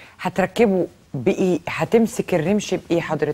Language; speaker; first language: Arabic; native; Arabic